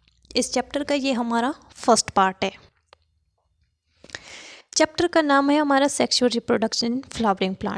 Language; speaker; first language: Hindi; native; Hindi